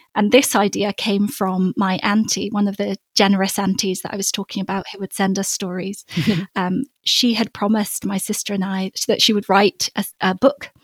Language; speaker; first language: English; native; English